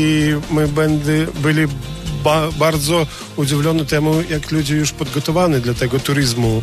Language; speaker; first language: Polish; non-native, learner; Russian